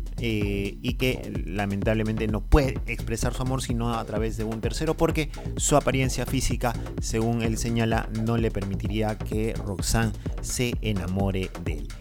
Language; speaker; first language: Spanish; native; Spanish